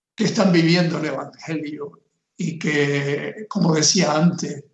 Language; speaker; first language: Spanish; native; Spanish